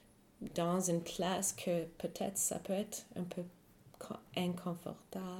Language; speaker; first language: French; non-native, fluent; English